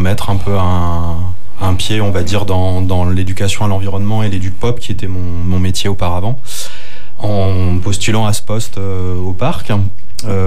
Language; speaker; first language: French; native; French